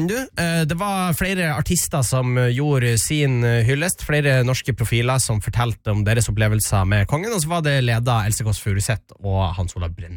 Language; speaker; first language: Norwegian; native; Norwegian